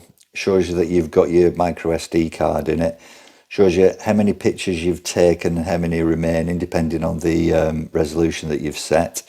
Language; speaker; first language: English; native; English